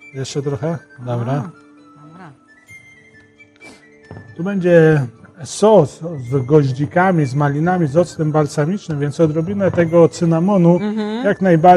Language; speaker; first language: Polish; native; Polish